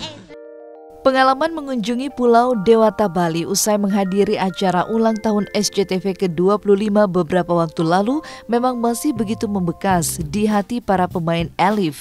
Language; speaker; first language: Indonesian; native; Indonesian